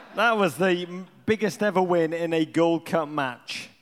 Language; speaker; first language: English; native; English